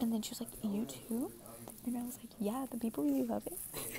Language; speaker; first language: English; early bilingual, other home language; Spanish